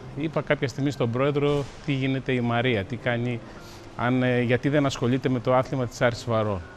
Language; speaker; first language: Greek; native; Greek